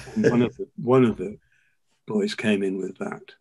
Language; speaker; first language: English; native; English